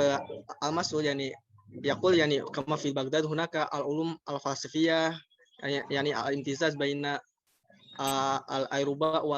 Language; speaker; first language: Arabic; non-native, learner; Indonesian